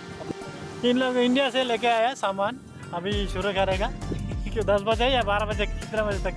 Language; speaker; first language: Hindi; non-native, local second language; Telugu